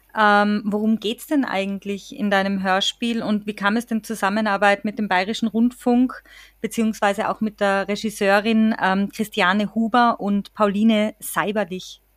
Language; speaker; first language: German; native; German